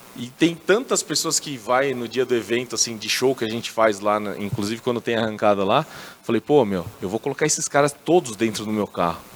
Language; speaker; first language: Portuguese; native; Portuguese